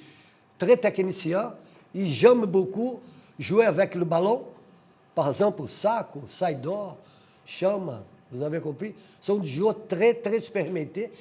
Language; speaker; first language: French; non-native, fluent; Portuguese